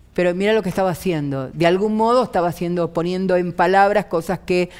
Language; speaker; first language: Spanish; native; Spanish